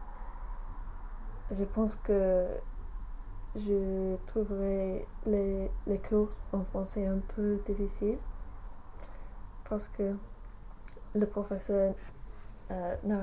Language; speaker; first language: French; non-native, learner; English